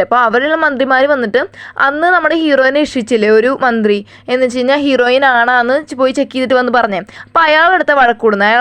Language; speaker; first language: Malayalam; native; Malayalam